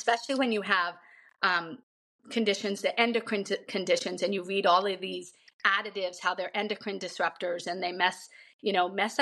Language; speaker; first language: English; native; English